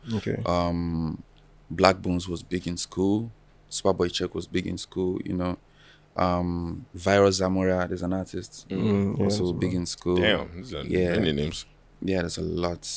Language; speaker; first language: English; non-native, local second language; Yoruba